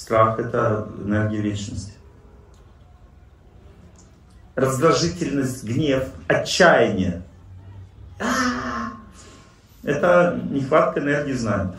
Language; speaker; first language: Russian; native; Russian